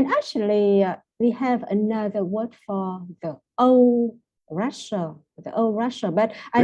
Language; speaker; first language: English; non-native, fluent; Vietnamese